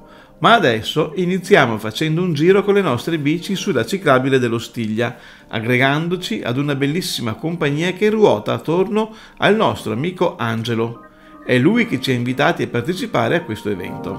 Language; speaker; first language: Italian; native; Italian